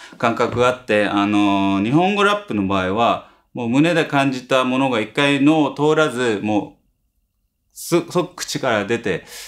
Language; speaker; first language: Japanese; early bilingual, heritage; Japanese